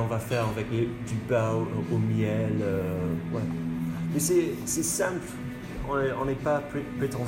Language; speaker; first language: French; non-native, learner; English